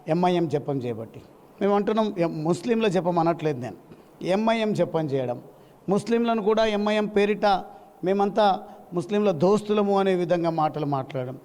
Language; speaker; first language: Telugu; native; Telugu